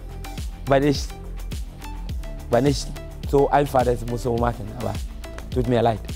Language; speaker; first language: German; non-native, fluent; Akan